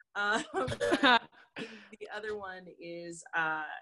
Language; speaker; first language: English; native; English